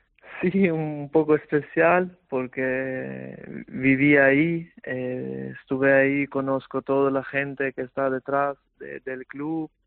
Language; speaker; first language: Spanish; non-native, fluent; Albanian